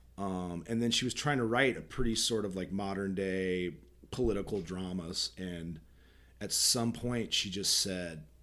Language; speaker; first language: English; native; English